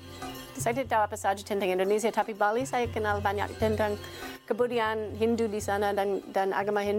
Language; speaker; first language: Indonesian; non-native, learner; English